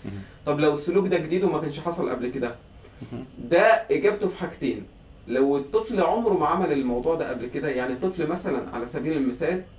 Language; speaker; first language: Arabic; native; Arabic